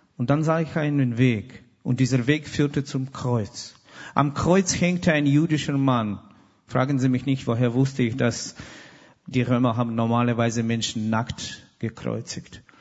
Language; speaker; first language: German; non-native, fluent; Russian